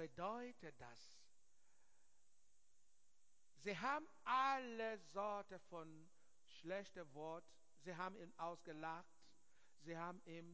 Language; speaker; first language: German; non-native, learner; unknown